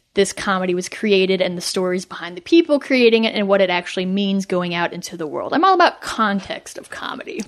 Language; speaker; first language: English; native; English